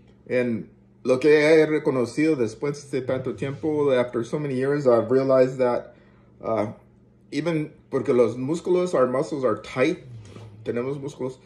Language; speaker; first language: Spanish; early bilingual, heritage; Spanish